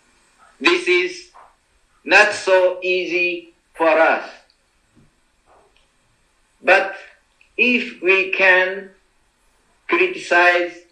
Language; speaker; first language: English; non-native, learner; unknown